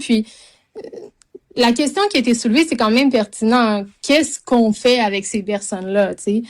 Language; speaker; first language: French; native; French